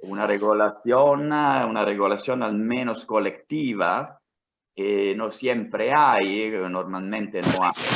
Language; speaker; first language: Spanish; non-native, fluent; Italian